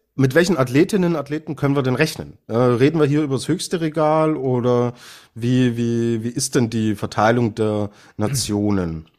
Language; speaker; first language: German; native; German